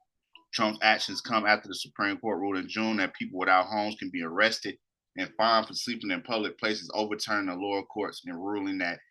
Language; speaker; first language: English; native; English